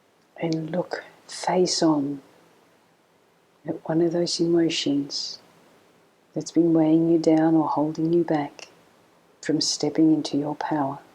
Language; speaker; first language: English; native; English